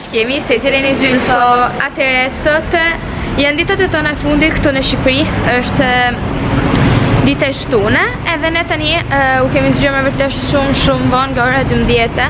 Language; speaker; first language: Albanian; early bilingual, heritage; Albanian